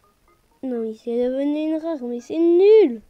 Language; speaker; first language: French; native; French